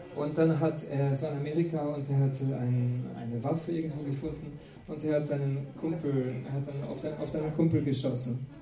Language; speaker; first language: German; non-native, fluent; French